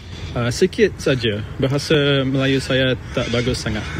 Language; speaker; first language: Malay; early bilingual, heritage; English